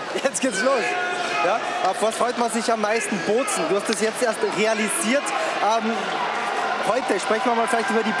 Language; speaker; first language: German; native; German